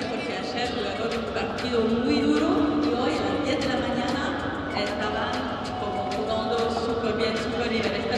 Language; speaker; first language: Spanish; non-native, fluent; French